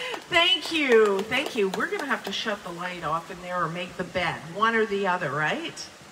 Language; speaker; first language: English; native; English